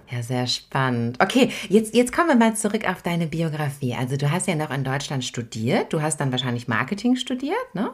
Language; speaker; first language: German; native; German